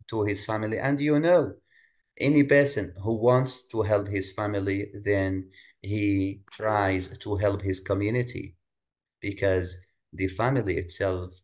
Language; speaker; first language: English; non-native, fluent; Arabic